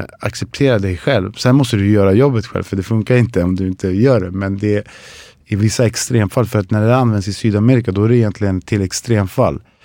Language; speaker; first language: Swedish; early bilingual, other home language; Spanish